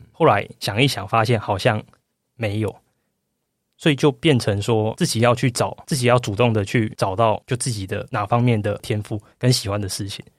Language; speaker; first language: Chinese; native; Chinese